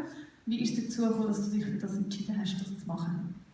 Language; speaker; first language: German; native; German